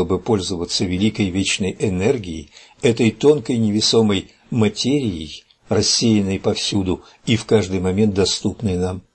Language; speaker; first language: Russian; native; Russian